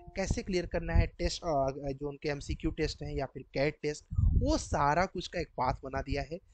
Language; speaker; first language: Hindi; native; Hindi